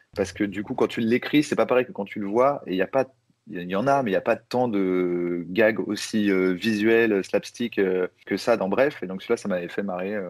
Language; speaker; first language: French; native; French